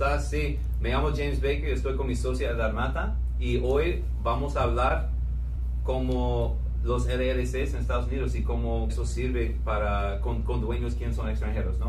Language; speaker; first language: Spanish; non-native, fluent; English